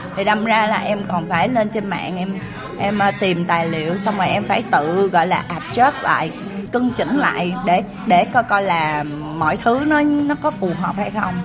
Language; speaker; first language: Vietnamese; non-native, local second language; Cantonese